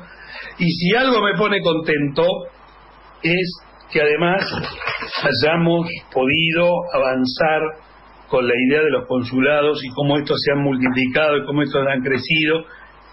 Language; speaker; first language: Spanish; native; Spanish